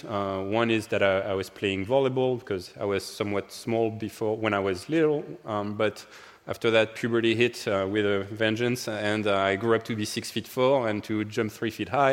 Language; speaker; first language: English; non-native, fluent; French